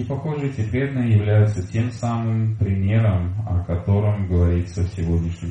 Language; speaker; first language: Russian; native; Russian